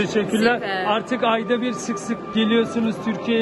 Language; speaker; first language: Turkish; native; Turkish